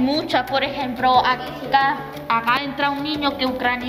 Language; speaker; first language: Spanish; native; Spanish